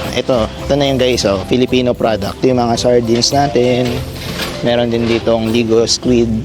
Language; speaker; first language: Filipino; native; Filipino